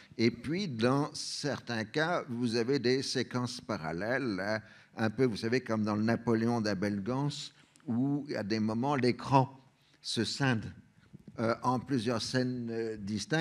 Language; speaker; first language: French; native; French